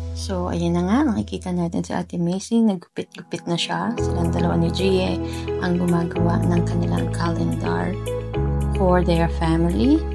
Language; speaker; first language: Filipino; native; Filipino